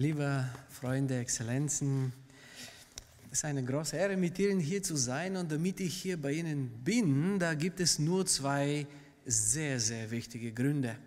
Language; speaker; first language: German; non-native, fluent; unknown